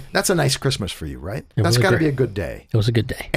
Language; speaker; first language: English; native; English